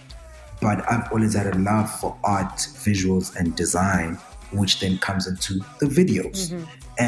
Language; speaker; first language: English; non-native, local second language; Zulu